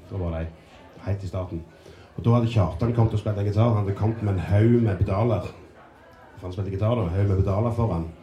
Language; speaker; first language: Norwegian; native; Norwegian